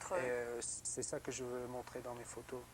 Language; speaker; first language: French; non-native, learner; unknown